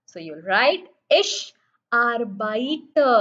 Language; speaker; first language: German; non-native, learner; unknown